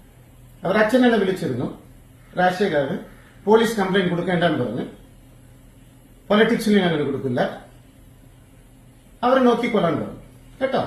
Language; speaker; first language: Malayalam; non-native, fluent; Tamil